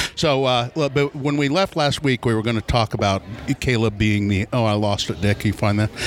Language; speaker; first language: English; native; English